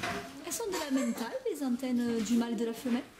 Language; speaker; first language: French; native; French